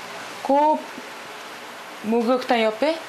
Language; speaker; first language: Korean; non-native, learner; Uzbek